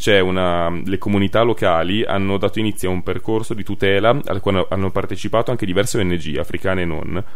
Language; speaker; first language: Italian; native; Italian